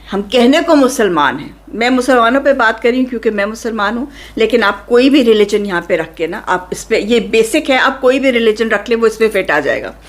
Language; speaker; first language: Urdu; native; Urdu